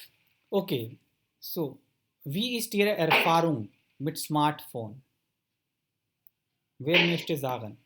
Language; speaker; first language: German; non-native, fluent; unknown